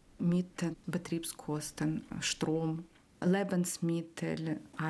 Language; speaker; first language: German; non-native, learner; Ukrainian